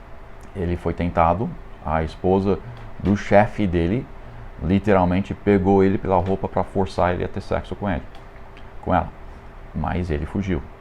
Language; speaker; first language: Portuguese; non-native, fluent; English